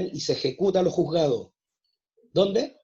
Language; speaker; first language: Spanish; native; Spanish